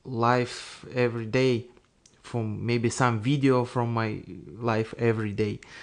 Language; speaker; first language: English; non-native, learner; Russian